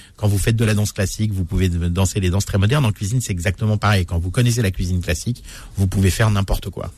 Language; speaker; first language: French; native; French